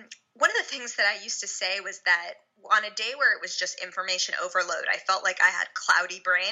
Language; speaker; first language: English; native; English